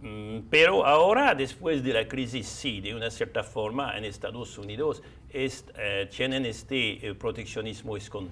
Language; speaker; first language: Spanish; non-native, fluent; French